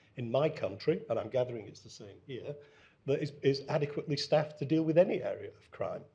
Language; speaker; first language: English; native; English